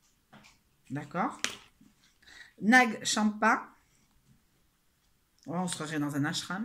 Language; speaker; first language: French; native; French